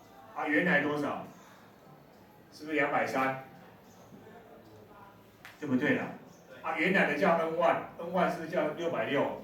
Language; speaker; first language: Chinese; native; Chinese